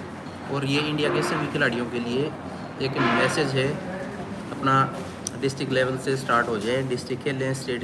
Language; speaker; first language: Hindi; native; Hindi